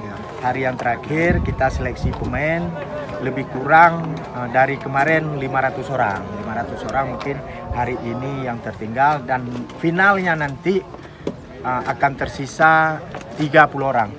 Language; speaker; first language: Indonesian; non-native, local second language; Achinese